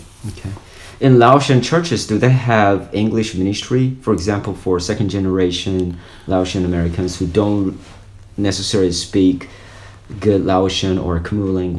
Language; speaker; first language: English; non-native, fluent; Korean